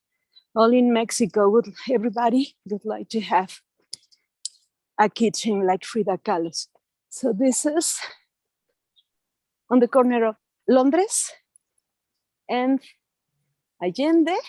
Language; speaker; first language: English; non-native, fluent; Spanish